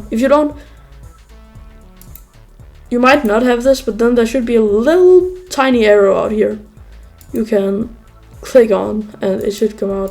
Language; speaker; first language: English; native; English